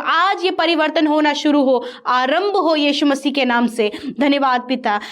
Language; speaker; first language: Hindi; native; Hindi